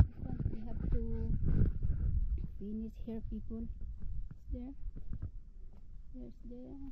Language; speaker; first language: English; non-native, learner; Filipino